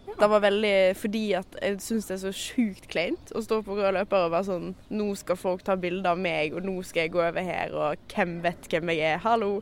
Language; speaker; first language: Norwegian; native; Norwegian